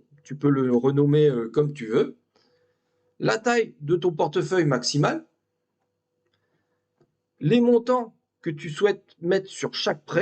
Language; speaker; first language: French; native; French